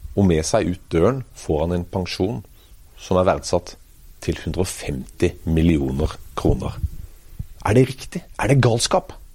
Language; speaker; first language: Norwegian; native; Norwegian